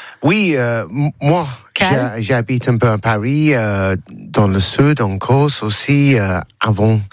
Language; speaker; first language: French; non-native, learner; English